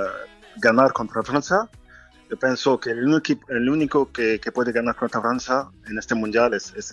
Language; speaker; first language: Spanish; non-native, fluent; French